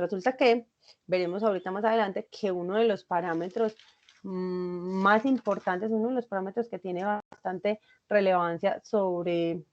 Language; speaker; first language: Spanish; native; Spanish